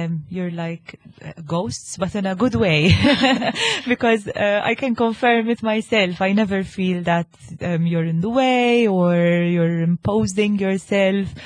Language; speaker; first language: English; non-native, local second language; Maltese